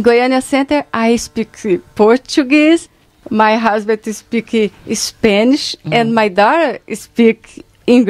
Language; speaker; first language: English; non-native, learner; Portuguese